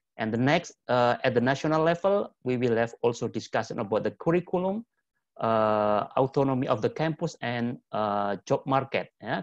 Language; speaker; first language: English; non-native, fluent; Indonesian